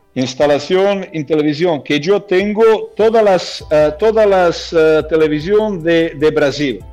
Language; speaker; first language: Spanish; non-native, fluent; Croatian